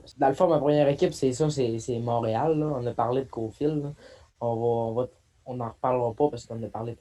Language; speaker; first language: French; native; French